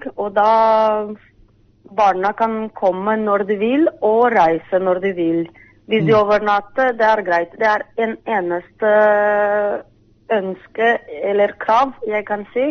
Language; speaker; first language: Norwegian; non-native, fluent; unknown